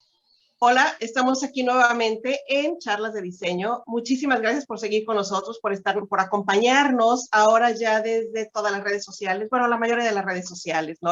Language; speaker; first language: Spanish; native; Spanish